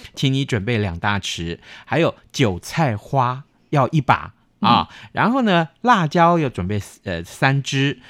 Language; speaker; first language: Chinese; native; Chinese